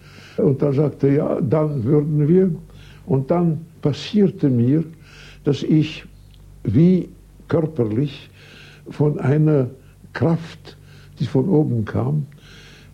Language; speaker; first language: German; native; German